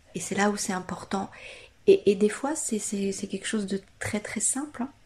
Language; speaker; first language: French; non-native, fluent; Italian